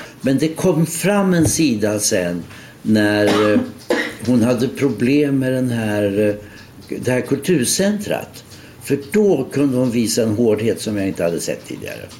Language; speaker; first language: Swedish; non-native, fluent; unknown